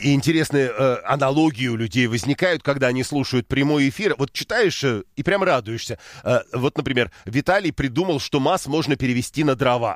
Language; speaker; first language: Russian; native; Russian